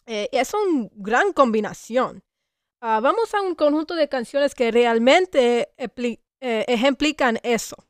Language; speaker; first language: Spanish; non-native, learner; English